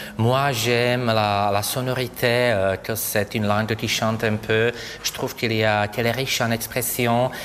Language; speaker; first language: French; non-native, fluent; Czech